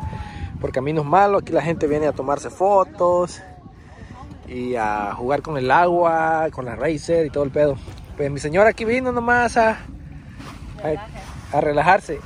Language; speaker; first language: Spanish; native; Spanish